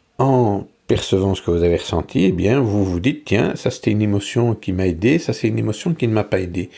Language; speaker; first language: French; native; French